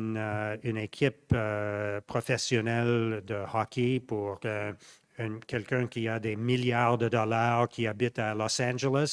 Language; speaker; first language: French; non-native, local second language; English